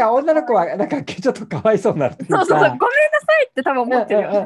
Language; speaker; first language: Japanese; native; Japanese